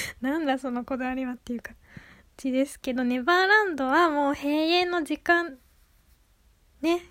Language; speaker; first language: Japanese; native; Japanese